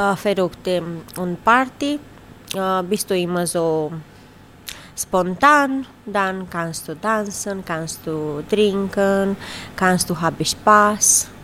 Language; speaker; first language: German; non-native, learner; Romanian